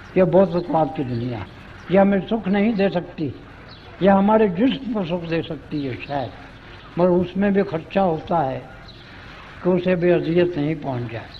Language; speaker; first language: Urdu; non-native, local second language; Punjabi